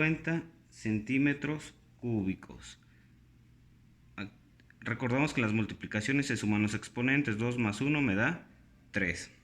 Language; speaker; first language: Spanish; native; Spanish